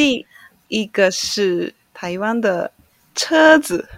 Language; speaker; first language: Chinese; non-native, learner; Japanese